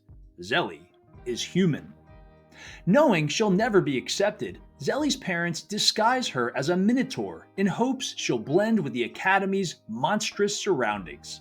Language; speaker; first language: English; native; English